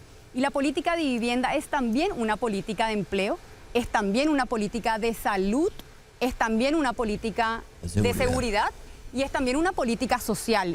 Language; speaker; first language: Spanish; native; Spanish